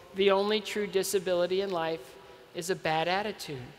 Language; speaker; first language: English; native; English